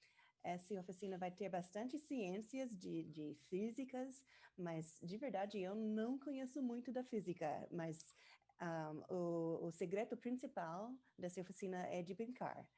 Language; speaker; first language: Portuguese; non-native, learner; English